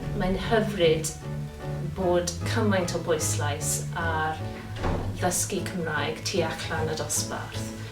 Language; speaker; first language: Welsh; non-native, local second language; English